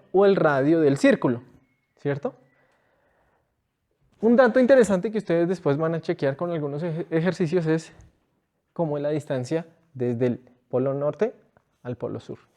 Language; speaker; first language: Spanish; native; Spanish